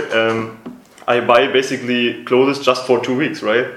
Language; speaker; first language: English; non-native, fluent; German